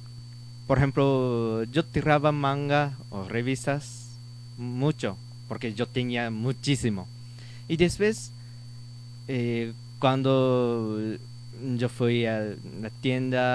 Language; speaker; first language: Spanish; non-native, learner; Japanese